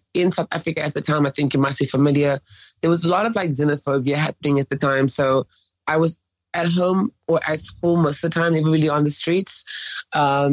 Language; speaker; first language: English; early bilingual, other home language; French